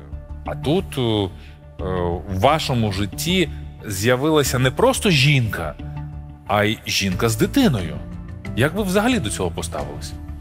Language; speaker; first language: Ukrainian; native; Ukrainian